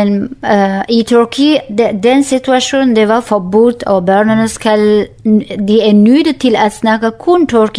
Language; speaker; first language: Danish; non-native, learner; Kurdish